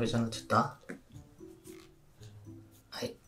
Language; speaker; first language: Japanese; native; Japanese